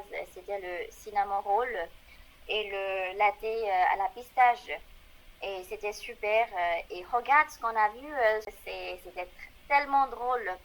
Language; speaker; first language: French; non-native, fluent; Burmese